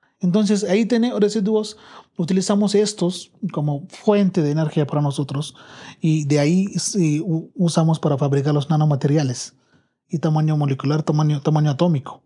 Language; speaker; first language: Spanish; non-native, learner; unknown